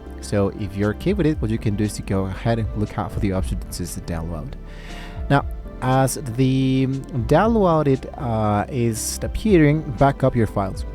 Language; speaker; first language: English; non-native, fluent; Spanish